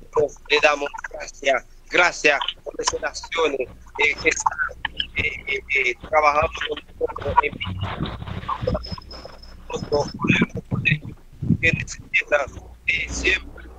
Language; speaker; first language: Spanish; non-native, learner; Haitian Creole